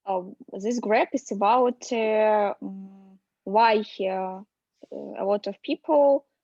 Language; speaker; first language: English; non-native, learner; Russian